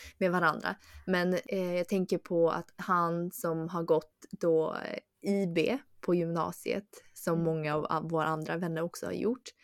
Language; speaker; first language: Swedish; early bilingual, other home language; Chinese